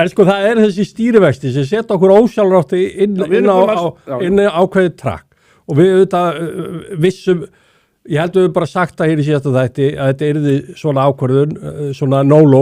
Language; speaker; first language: Icelandic; native; Icelandic